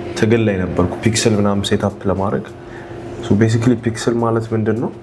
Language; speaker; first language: Amharic; native; Amharic